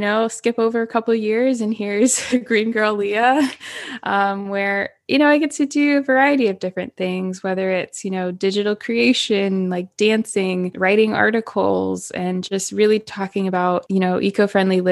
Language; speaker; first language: English; native; English